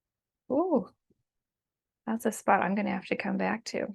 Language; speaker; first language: English; native; English